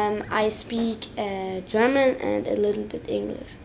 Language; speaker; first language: English; non-native, learner; German